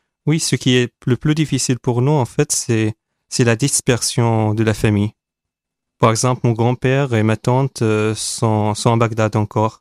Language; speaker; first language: French; non-native, fluent; Arabic